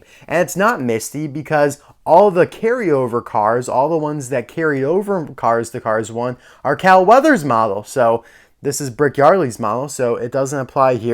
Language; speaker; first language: English; native; English